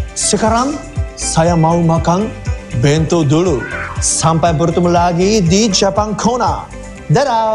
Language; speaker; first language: Indonesian; non-native, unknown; Japanese